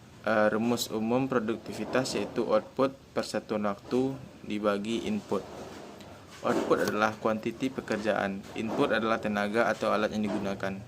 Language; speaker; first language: Indonesian; native; Indonesian